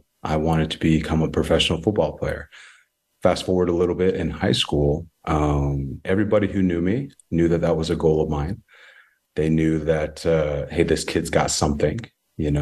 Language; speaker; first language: English; native; English